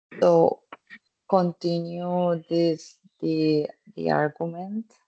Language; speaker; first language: English; non-native, fluent; Spanish